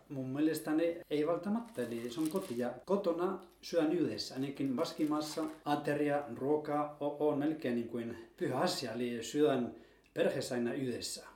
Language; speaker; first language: Finnish; non-native, fluent; Spanish